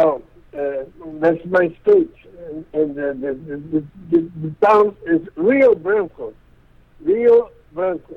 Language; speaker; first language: English; non-native, fluent; Portuguese